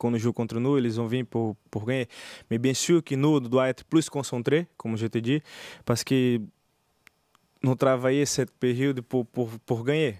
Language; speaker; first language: French; non-native, learner; Portuguese